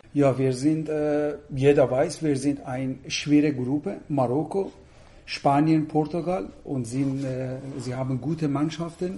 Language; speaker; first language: German; non-native, fluent; Persian